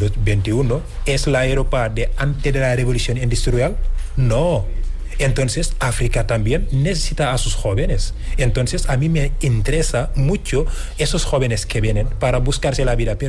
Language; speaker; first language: Spanish; non-native, fluent; Wolof